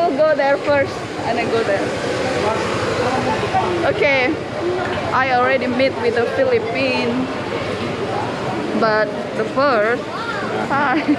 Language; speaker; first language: English; non-native, learner; Indonesian